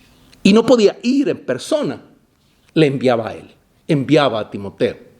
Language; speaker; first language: Spanish; native; Spanish